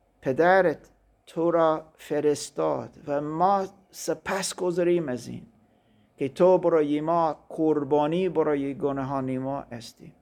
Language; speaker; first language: Persian; non-native, learner; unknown